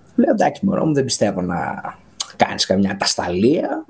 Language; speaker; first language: Greek; native; Greek